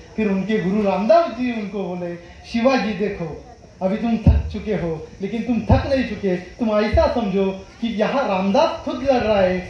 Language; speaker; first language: Hindi; non-native, local second language; Marathi